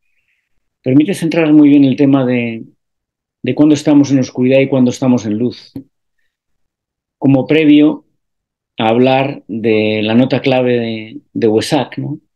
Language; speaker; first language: Spanish; native; Spanish